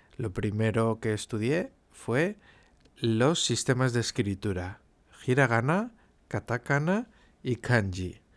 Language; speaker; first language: Spanish; native; Spanish